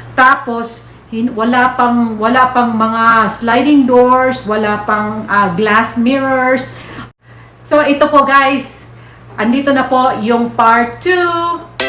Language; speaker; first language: Filipino; non-native, local second language; Cebuano